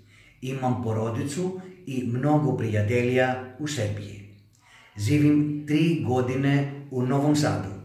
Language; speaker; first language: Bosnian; non-native, learner; Greek